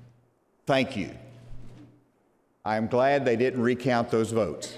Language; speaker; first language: English; native; English